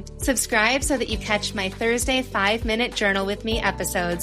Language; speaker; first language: English; native; English